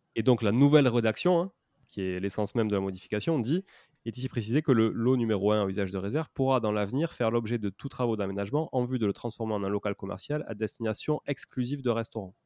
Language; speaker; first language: French; native; French